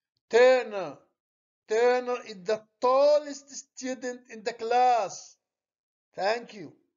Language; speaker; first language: English; non-native, fluent; Arabic